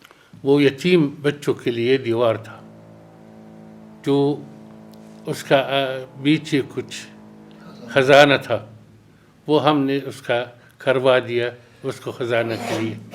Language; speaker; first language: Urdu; non-native, learner; Arabic